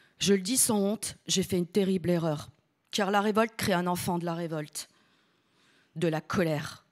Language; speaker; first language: French; early bilingual, other home language; Italian